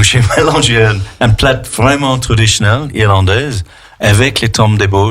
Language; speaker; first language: French; non-native, fluent; English